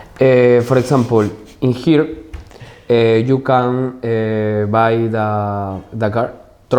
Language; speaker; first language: English; non-native, learner; Spanish